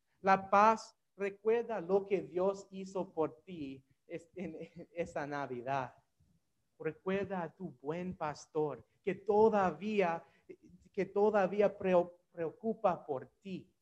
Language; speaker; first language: Spanish; non-native, learner; English